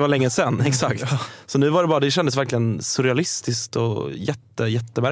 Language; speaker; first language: Swedish; native; Swedish